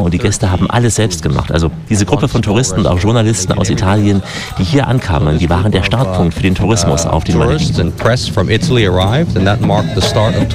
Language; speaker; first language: German; native; German